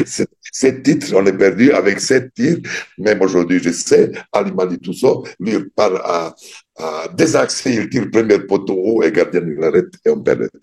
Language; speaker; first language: French; non-native, fluent; Serbian